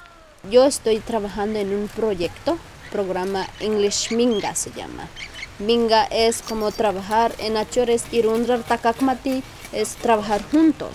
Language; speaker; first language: Spanish; non-native, local second language; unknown